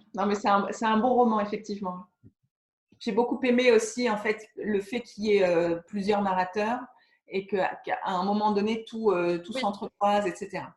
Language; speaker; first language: French; native; French